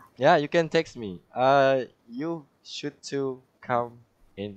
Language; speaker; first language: English; non-native, learner; Indonesian